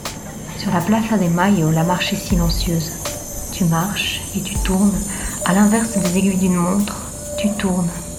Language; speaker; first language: French; native; French